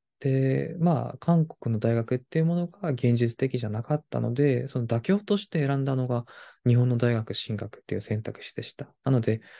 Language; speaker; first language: Japanese; non-native, fluent; Korean